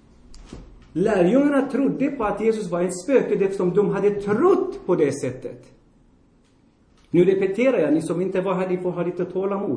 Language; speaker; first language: Swedish; non-native, fluent; Armenian